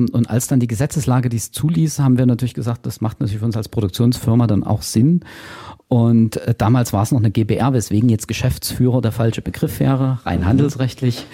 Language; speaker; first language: German; native; German